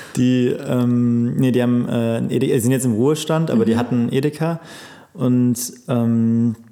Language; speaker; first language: German; native; German